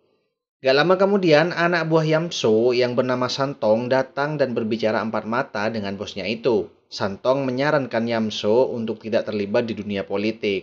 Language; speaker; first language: Indonesian; native; Indonesian